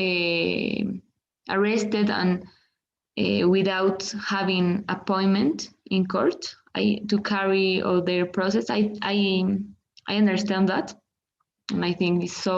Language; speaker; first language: English; non-native, learner; Spanish